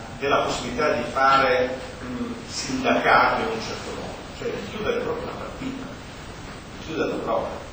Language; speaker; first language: Italian; native; Italian